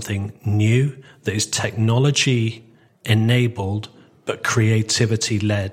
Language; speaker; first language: English; native; English